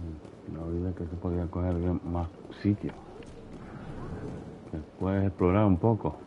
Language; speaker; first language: Spanish; non-native, fluent; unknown